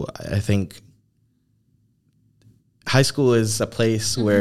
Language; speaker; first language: English; non-native, fluent; Spanish